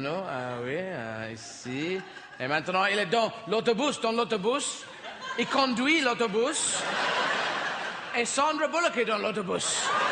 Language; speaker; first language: French; non-native, learner; English